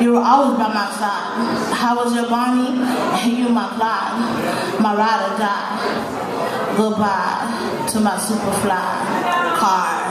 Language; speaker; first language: English; native; English